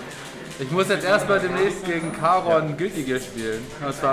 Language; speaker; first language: German; native; German